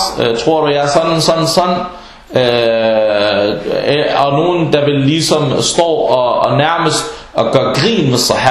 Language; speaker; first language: Danish; non-native, fluent; Arabic